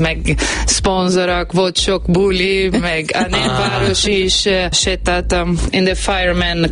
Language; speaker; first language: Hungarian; non-native, learner; Portuguese